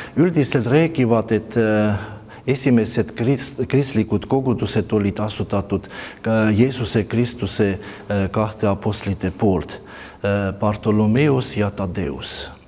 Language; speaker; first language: Estonian; non-native, fluent; Armenian